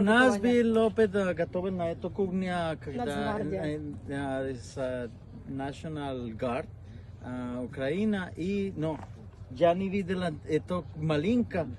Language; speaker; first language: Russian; non-native, learner; Spanish